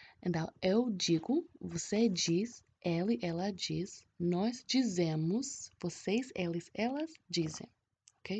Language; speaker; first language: Portuguese; non-native, fluent; English